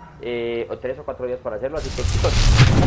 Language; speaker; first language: Spanish; native; Spanish